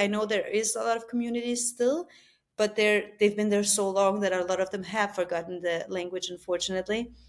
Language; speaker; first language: English; non-native, fluent; Albanian